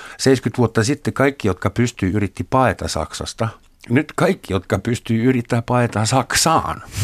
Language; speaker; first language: Finnish; non-native, fluent; German